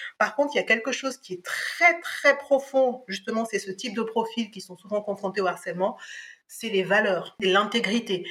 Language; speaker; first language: French; early bilingual, other home language; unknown